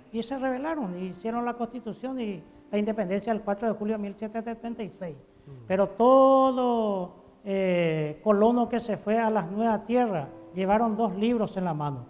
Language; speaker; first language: Spanish; non-native, local second language; Guarani